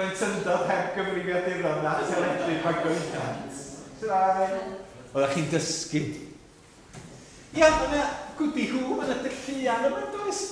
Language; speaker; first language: Welsh; native; Welsh